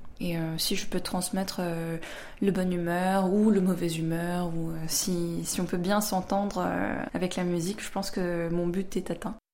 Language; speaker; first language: French; early bilingual, other home language; Korean